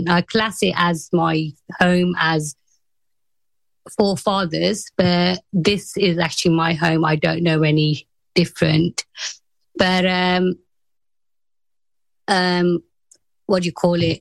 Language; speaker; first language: English; native; English